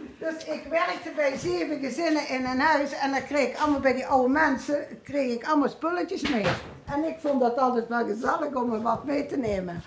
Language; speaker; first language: Dutch; native; Dutch